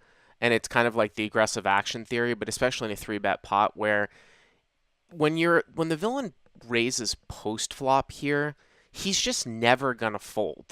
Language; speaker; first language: English; native; English